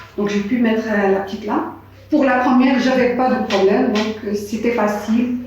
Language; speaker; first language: French; non-native, fluent; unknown